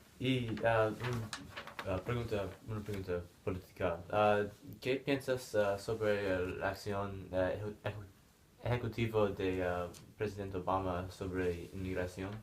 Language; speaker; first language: Spanish; non-native, learner; English